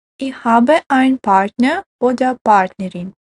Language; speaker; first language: German; non-native, fluent; Ukrainian